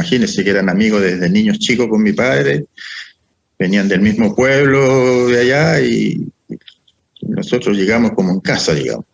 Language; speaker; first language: Spanish; early bilingual, other home language; Italian